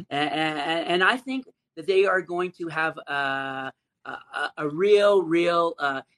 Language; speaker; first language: English; native; English